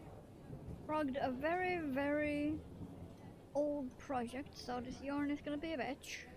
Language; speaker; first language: English; non-native, fluent; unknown